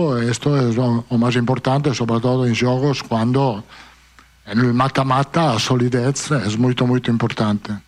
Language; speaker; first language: Portuguese; non-native, fluent; Italian